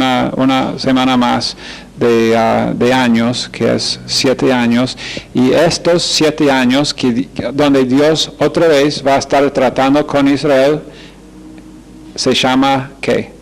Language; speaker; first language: Spanish; non-native, fluent; English